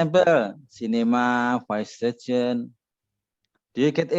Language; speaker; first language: English; non-native, learner; Indonesian